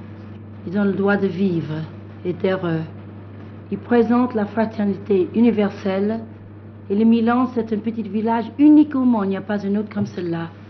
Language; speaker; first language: French; non-native, fluent; English